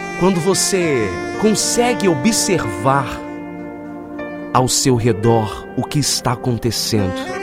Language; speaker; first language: Portuguese; native; Portuguese